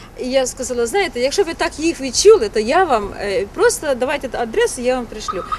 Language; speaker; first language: Ukrainian; native; Ukrainian